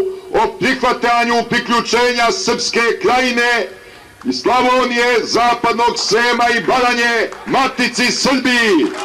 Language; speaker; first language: Bosnian; native; Bosnian